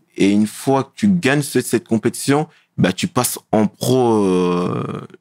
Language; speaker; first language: French; native; French